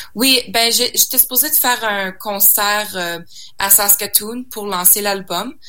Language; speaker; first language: French; native; French